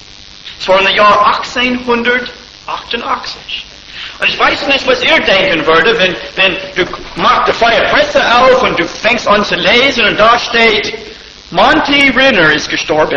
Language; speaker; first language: German; non-native, fluent; English